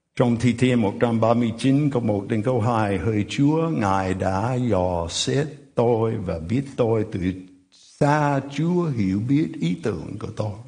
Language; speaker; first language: Vietnamese; non-native, fluent; English